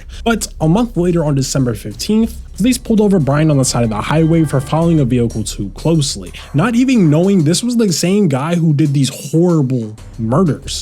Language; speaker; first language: English; native; English